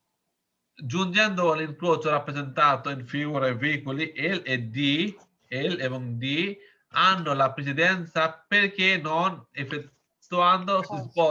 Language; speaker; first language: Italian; non-native, learner; Bangla